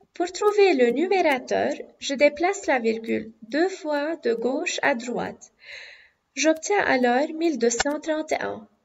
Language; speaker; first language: French; non-native, local second language; Arabic